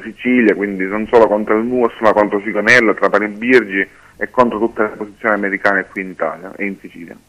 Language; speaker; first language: Italian; native; Italian